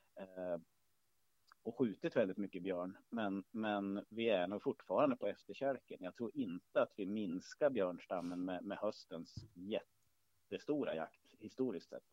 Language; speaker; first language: Swedish; native; Swedish